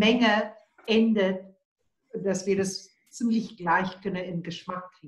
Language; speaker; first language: German; non-native, learner; Afrikaans